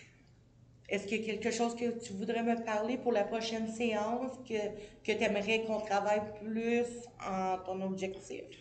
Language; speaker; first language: French; native; French